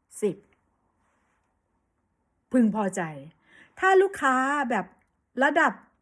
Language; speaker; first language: Thai; native; Thai